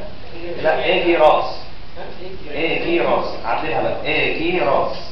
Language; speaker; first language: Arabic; native; Arabic